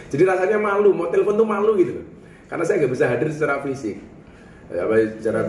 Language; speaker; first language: Indonesian; native; Indonesian